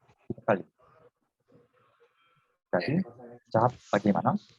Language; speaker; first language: Indonesian; non-native, fluent; Korean